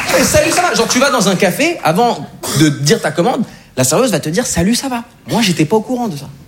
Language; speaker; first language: French; native; French